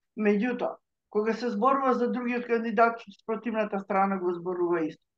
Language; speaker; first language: Macedonian; native; Macedonian